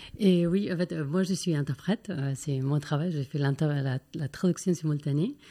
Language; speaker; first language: French; non-native, fluent; Spanish